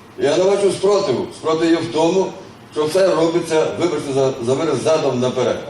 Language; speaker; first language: Ukrainian; native; Ukrainian